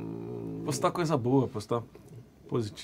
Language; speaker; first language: Portuguese; native; Portuguese